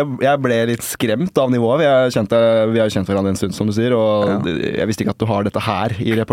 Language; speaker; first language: Norwegian; native; Norwegian